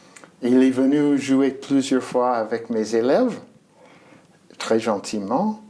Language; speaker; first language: French; non-native, fluent; English